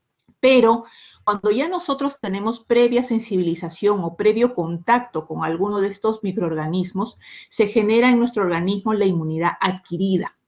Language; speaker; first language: Spanish; native; Spanish